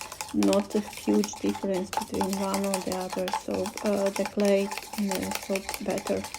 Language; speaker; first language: English; non-native, fluent; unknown